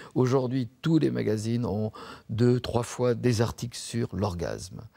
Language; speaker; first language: French; native; French